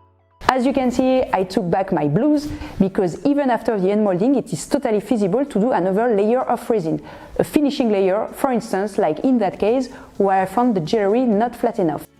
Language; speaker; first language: English; non-native, fluent; French